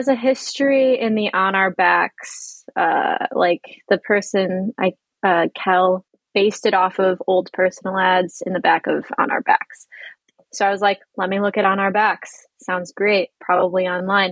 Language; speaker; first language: English; native; English